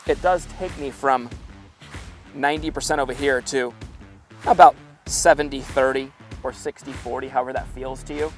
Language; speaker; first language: English; native; English